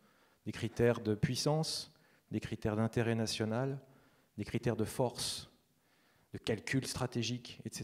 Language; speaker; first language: French; native; French